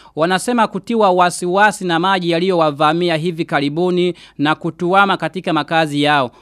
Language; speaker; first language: Swahili; non-native, local second language; Rundi